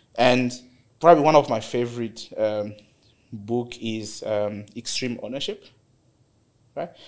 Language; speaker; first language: English; non-native, fluent; French